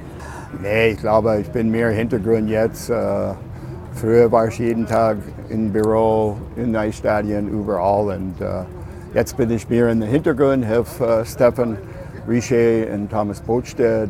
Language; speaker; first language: German; non-native, fluent; English